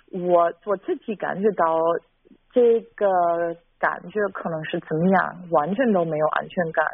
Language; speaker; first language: Chinese; non-native, fluent; German